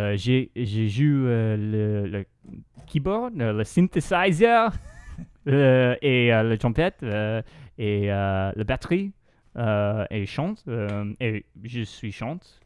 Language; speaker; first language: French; non-native, learner; English